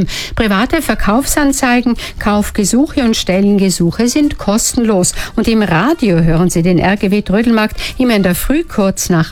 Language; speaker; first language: German; native; German